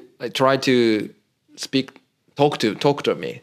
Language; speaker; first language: English; non-native, learner; Japanese